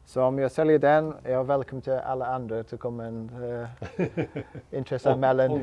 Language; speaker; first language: Swedish; non-native, learner; English